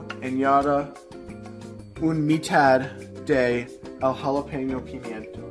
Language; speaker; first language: Spanish; non-native, learner; English